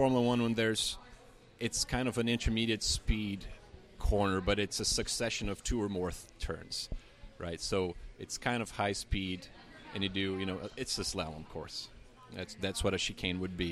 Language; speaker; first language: English; non-native, fluent; Portuguese